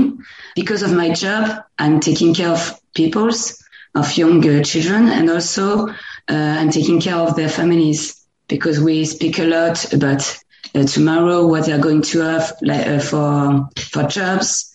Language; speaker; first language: English; non-native, fluent; French